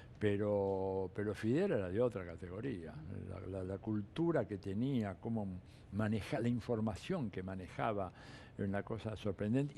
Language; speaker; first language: Spanish; early bilingual, other home language; Italian